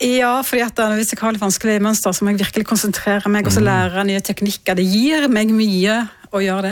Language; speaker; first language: Norwegian; native; Norwegian